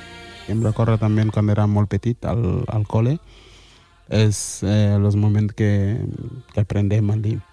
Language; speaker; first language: Catalan; early bilingual, other home language; Wolof